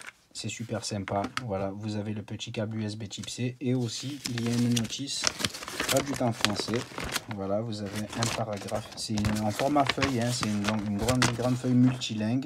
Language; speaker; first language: French; native; French